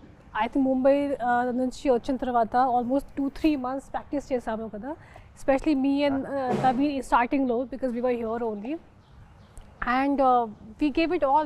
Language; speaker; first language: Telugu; non-native, local second language; Hindi